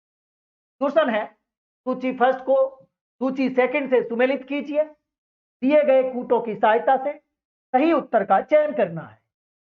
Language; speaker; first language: Hindi; native; Hindi